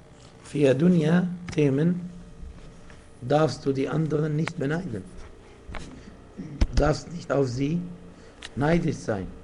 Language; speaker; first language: German; non-native, fluent; Arabic